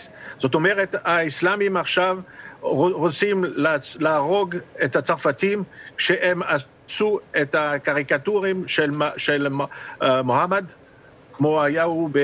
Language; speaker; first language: Hebrew; non-native, fluent; French